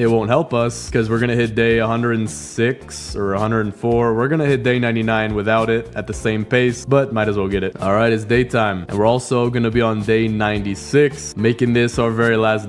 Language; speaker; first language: English; native; English